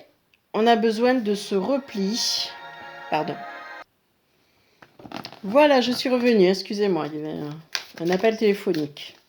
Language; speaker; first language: French; native; French